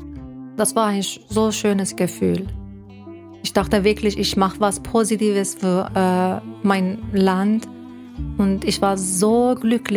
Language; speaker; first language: German; non-native, fluent; Persian